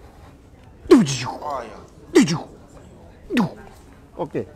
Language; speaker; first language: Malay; non-native, local second language; Chinese